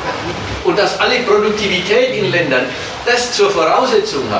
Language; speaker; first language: German; native; German